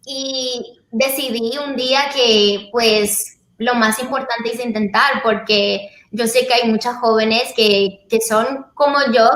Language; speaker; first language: Spanish; early bilingual, heritage; Spanish